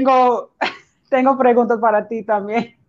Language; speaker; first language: Spanish; non-native, learner; English